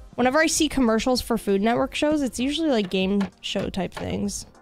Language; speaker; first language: English; native; English